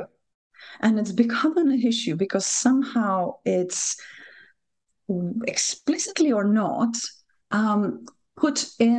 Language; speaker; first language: English; non-native, fluent; Lithuanian